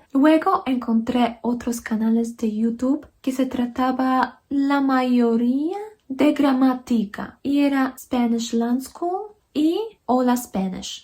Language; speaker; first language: Spanish; non-native, fluent; Polish